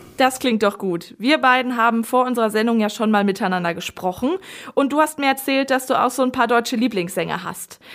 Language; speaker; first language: German; native; German